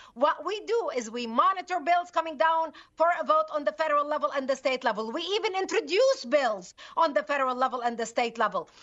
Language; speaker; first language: English; non-native, fluent; Arabic